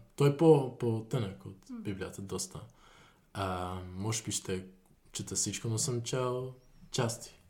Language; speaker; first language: Bulgarian; non-native, fluent; Dutch